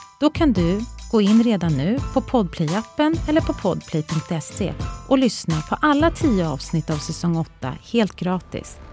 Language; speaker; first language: Swedish; native; Swedish